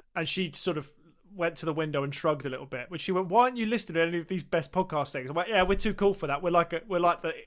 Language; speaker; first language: English; native; English